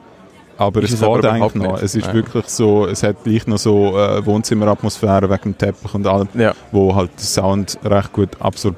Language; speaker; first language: German; native; German